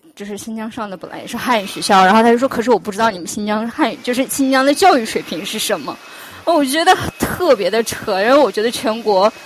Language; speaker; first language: Chinese; non-native, local second language; Uyghur